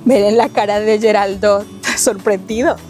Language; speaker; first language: Spanish; native; Spanish